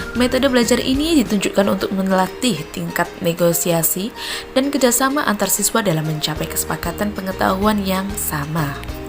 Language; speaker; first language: Indonesian; native; Indonesian